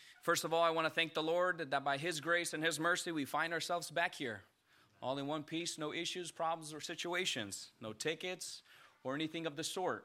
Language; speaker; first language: English; early bilingual, other home language; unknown